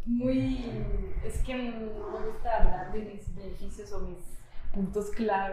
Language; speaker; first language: Spanish; non-native, fluent; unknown